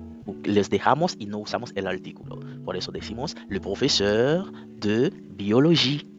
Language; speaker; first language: Spanish; non-native, fluent; French